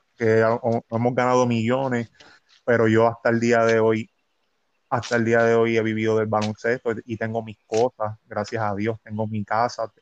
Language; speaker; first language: Spanish; native; Spanish